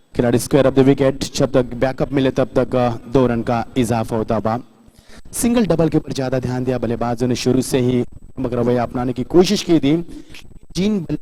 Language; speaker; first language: Hindi; non-native, local second language; Marathi